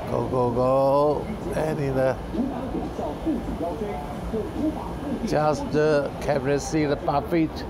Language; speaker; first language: English; non-native, learner; Chinese